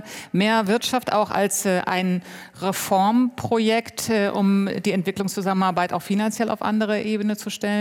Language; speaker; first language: German; native; German